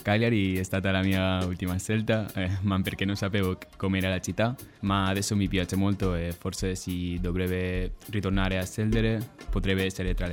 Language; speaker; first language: Italian; non-native, fluent; Spanish